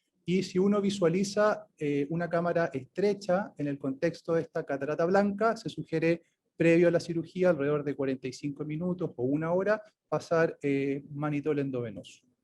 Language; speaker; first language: Spanish; native; Spanish